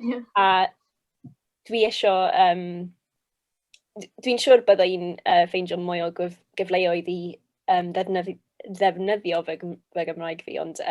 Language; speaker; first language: Welsh; non-native, local second language; English